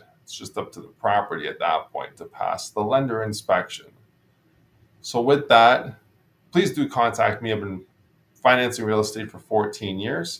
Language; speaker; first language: English; native; English